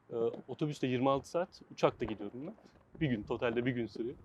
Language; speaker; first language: Turkish; native; Turkish